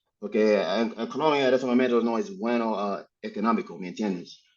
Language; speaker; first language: Spanish; non-native, learner; English